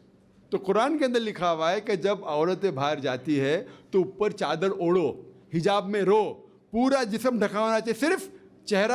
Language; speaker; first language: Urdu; non-native, fluent; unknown